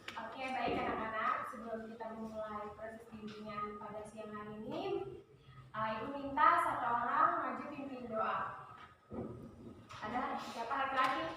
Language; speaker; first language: Indonesian; native; Indonesian